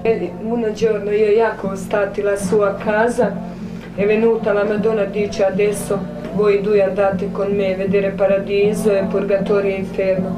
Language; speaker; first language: Italian; non-native, learner; Croatian